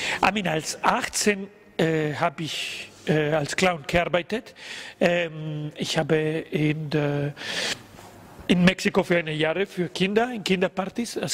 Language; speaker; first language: German; non-native, learner; Spanish